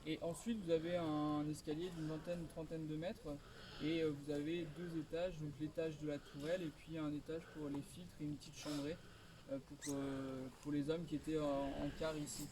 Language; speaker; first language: French; native; French